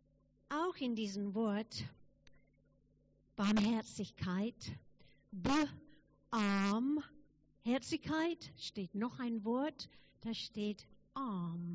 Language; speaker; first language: German; non-native, fluent; English